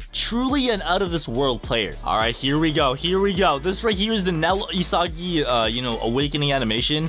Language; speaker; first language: English; native; English